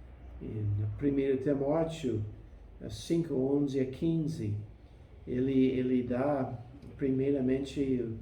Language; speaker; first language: Portuguese; non-native, fluent; English